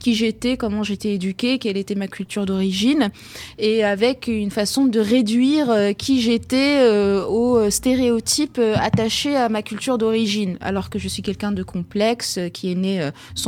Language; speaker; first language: French; non-native, local second language; Arabic